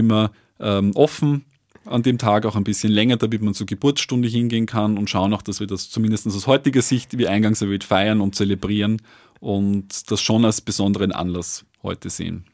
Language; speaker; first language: German; native; German